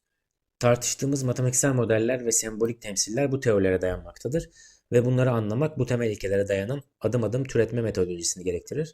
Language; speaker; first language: Turkish; native; Turkish